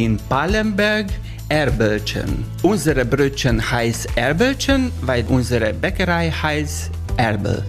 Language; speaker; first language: German; non-native, learner; Hungarian